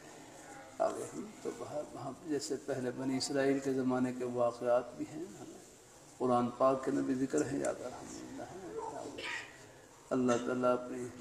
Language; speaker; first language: Urdu; native; Urdu